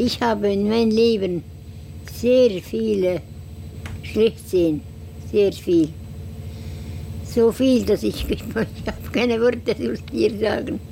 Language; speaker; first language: German; non-native, learner; Estonian